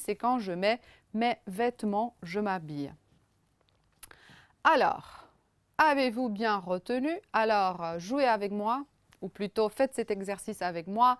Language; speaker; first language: French; non-native, fluent; Romanian